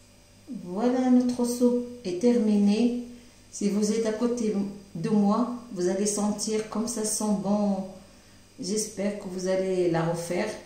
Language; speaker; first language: French; non-native, local second language; Arabic